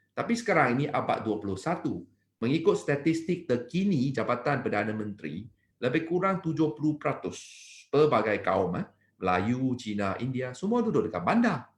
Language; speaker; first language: Malay; non-native, local second language; Chinese